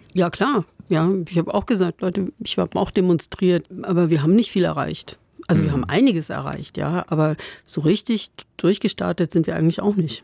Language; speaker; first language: German; native; German